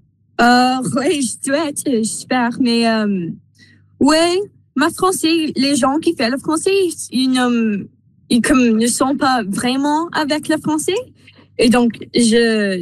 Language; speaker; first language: French; non-native, local second language; English